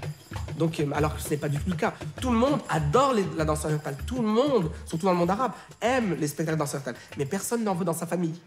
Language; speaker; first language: French; non-native, local second language; Arabic